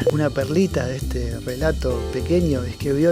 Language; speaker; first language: Spanish; native; Spanish